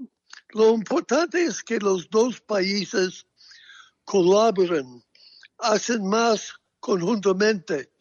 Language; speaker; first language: Spanish; non-native, fluent; English